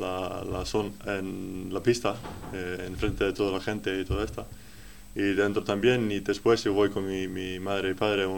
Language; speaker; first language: Spanish; non-native, learner; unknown